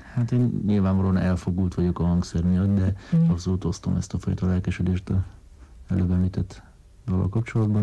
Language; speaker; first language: Hungarian; native; Hungarian